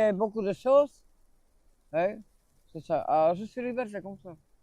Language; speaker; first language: French; non-native, learner; Slovak